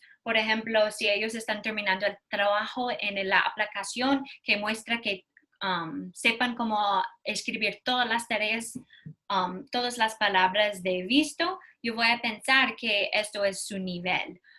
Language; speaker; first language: Spanish; non-native, learner; English